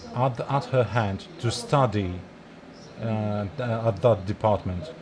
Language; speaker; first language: English; non-native, fluent; Polish